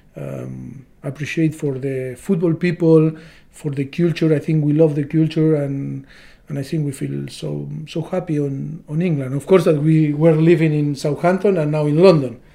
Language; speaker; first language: English; non-native, learner; Spanish